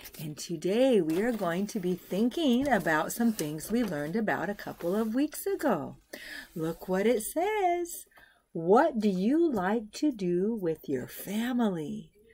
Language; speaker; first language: English; native; English